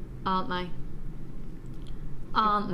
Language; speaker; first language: English; native; English